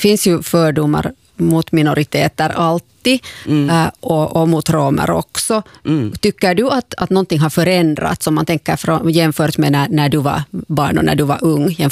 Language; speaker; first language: Swedish; native; Swedish